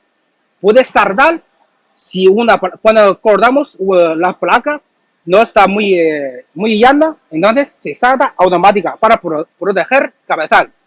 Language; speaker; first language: Spanish; non-native, learner; Chinese